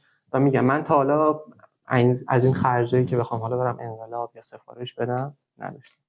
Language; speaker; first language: Persian; native; Persian